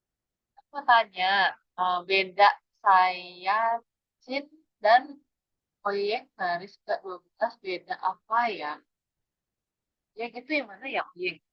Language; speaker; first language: Indonesian; native; Indonesian